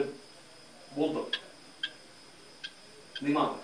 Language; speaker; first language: Arabic; non-native, learner; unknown